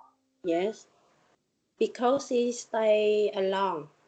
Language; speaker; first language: English; non-native, learner; Vietnamese